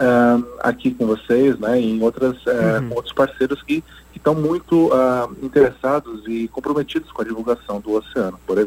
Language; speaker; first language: Portuguese; native; Portuguese